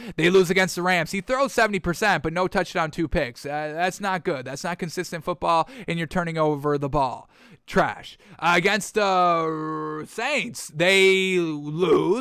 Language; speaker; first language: English; native; English